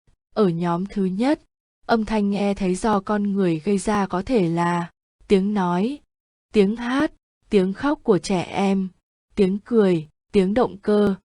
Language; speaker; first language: Vietnamese; native; Vietnamese